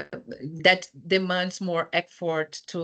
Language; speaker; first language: English; non-native, fluent; Portuguese